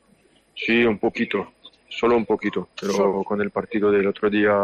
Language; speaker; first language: Spanish; non-native, fluent; French